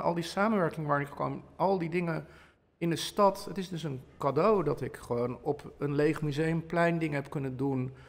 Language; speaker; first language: Dutch; native; Dutch